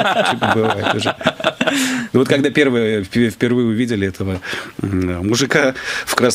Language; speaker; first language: Russian; native; Russian